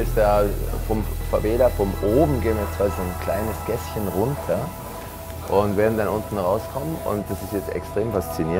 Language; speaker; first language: German; native; German